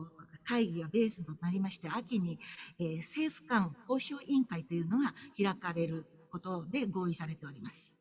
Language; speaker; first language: Japanese; native; Japanese